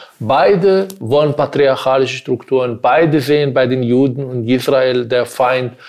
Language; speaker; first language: German; non-native, fluent; Arabic